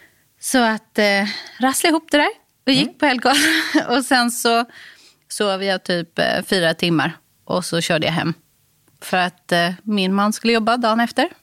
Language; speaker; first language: Swedish; native; Swedish